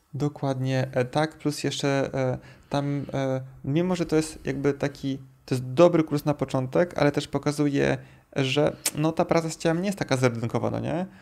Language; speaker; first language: Polish; native; Polish